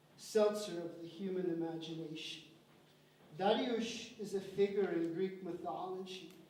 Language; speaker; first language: English; early bilingual, other home language; Czech